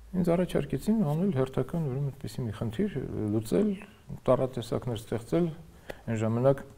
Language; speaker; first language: Armenian; native; Armenian